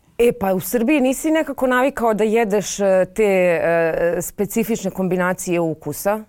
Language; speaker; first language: Serbian; native; Serbian